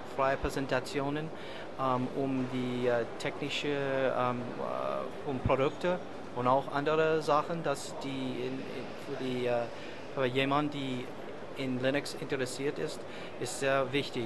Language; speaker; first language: German; non-native, learner; English